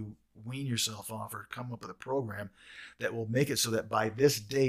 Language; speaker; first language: English; native; English